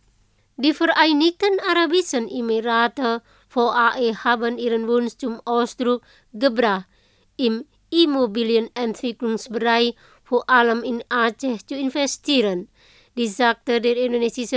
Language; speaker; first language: German; non-native, fluent; Indonesian